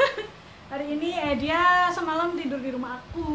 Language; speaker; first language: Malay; non-native, local second language; Javanese